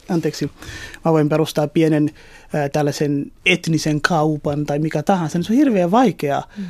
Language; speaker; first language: Finnish; early bilingual, other home language; Somali